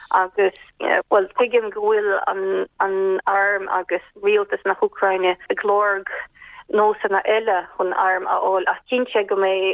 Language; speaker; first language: Irish; non-native, fluent; Ukrainian